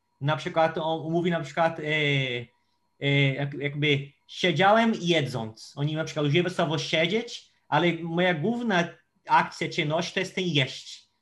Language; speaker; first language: Polish; non-native, fluent; Portuguese